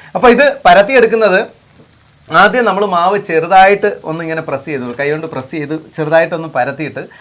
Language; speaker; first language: Malayalam; native; Malayalam